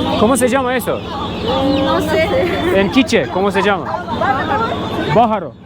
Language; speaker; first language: Spanish; non-native, learner; Turkish